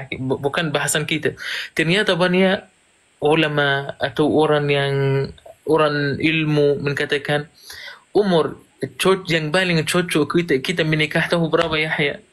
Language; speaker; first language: Indonesian; non-native, fluent; Arabic